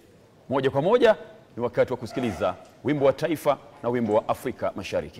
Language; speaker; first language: Swahili; non-native, local second language; Gusii